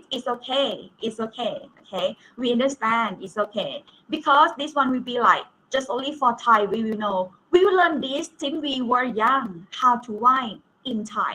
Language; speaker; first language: English; non-native, fluent; Thai